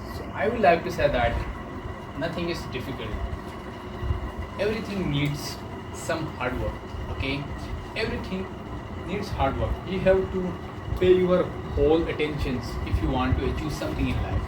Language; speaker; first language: English; non-native, fluent; Urdu